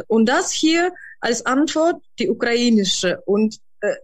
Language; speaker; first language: German; non-native, fluent; Ukrainian